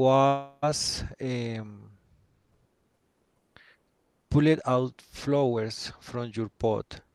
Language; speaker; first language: English; non-native, learner; Spanish